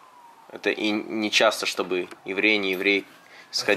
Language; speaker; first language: Russian; early bilingual, heritage; Russian